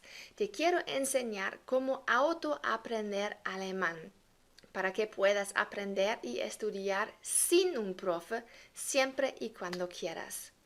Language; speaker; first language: Spanish; non-native, fluent; German